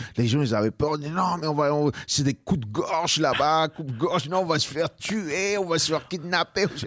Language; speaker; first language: French; non-native, fluent; Spanish